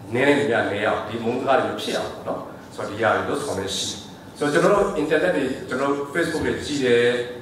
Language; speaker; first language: Burmese; non-native, local second language; S'gaw Karen